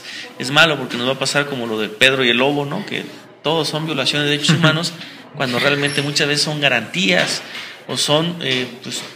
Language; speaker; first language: Spanish; native; Spanish